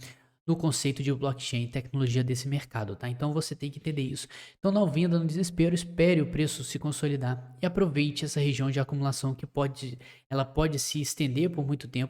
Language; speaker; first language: Portuguese; native; Portuguese